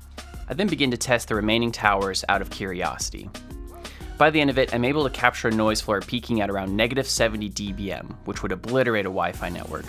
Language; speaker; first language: English; native; English